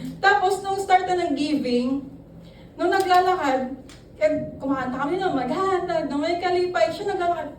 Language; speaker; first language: Filipino; non-native, local second language; Hiligaynon